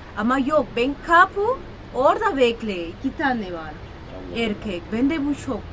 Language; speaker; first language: Turkish; non-native, learner; Spanish